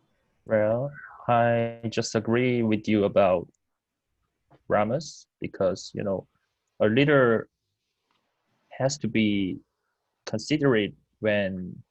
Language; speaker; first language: English; non-native, fluent; Korean